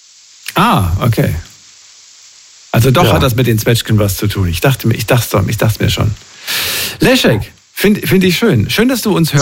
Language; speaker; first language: German; native; German